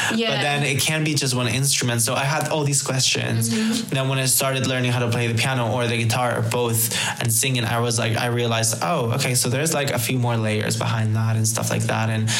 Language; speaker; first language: English; early bilingual, other home language; Spanish